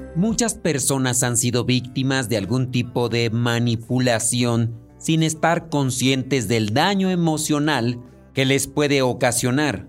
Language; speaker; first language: Spanish; native; Spanish